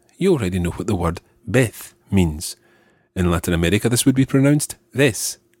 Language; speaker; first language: English; native; English